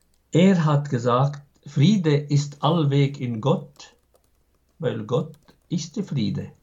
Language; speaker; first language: German; non-native, fluent; Arabic